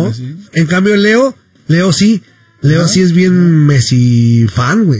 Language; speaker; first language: Spanish; native; Spanish